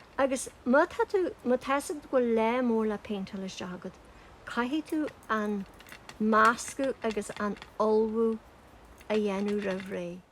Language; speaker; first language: Irish; native; Irish